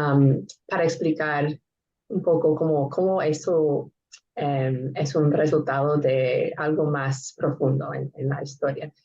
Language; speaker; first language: Spanish; non-native, fluent; English